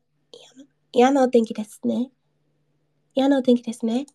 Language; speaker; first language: Japanese; non-native, learner; English